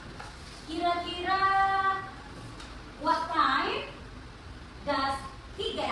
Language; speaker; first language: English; non-native, learner; Indonesian